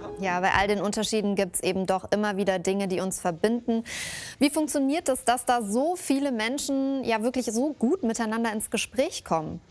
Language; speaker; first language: German; native; German